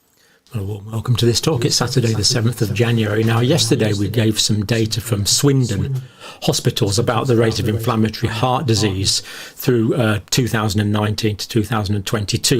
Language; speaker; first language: English; native; English